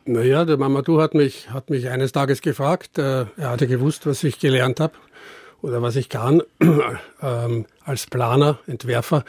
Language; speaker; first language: German; native; German